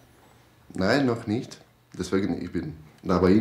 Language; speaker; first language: German; non-native, learner; Ukrainian